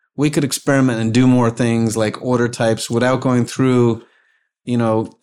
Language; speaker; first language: English; native; English